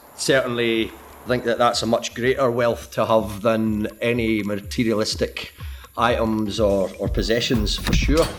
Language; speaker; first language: English; native; English